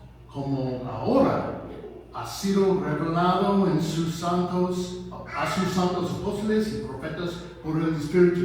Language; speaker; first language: Spanish; non-native, fluent; English